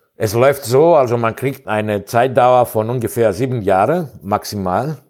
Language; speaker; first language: German; non-native, fluent; Greek